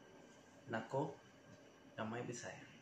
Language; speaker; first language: Cebuano; non-native, learner; Maltese